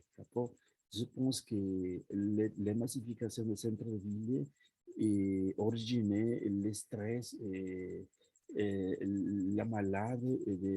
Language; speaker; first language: French; non-native, learner; Spanish